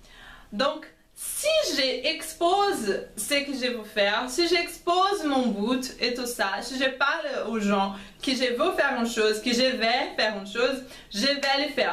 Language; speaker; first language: French; non-native, fluent; Portuguese